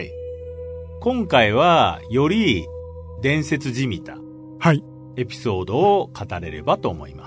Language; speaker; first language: Japanese; native; Japanese